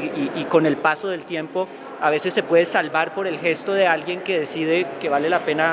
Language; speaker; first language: Spanish; native; Spanish